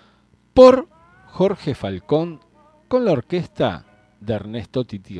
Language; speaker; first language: Spanish; native; Spanish